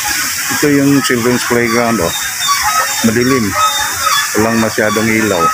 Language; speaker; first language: Filipino; non-native, local second language; Cebuano